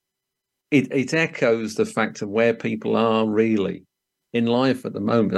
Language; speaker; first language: English; native; English